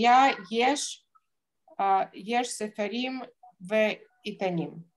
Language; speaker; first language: Hebrew; non-native, learner; Russian